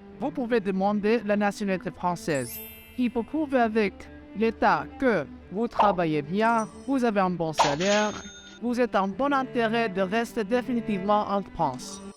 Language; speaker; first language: French; non-native, fluent; Filipino